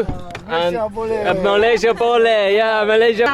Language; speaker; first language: Indonesian; non-native, learner; English